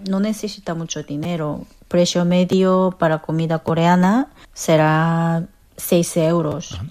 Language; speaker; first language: Spanish; non-native, fluent; Korean